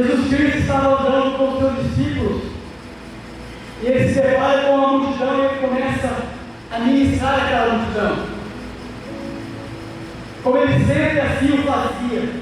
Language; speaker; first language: Portuguese; native; Portuguese